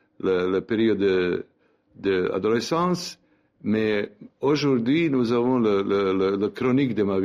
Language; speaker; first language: French; non-native, learner; Serbian